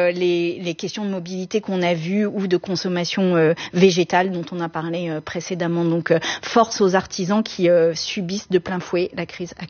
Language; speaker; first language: French; native; French